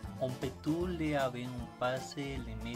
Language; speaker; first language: French; non-native, learner; Spanish